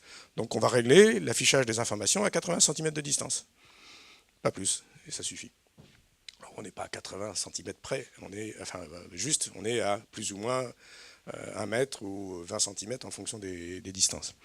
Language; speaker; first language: French; native; French